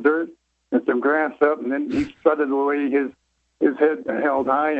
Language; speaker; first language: English; native; English